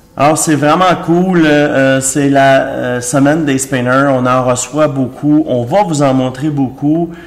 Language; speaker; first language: French; native; French